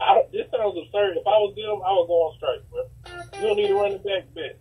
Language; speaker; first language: English; native; English